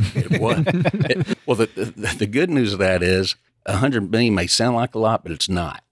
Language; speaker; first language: English; native; English